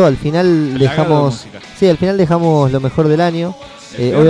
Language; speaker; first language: Spanish; native; Spanish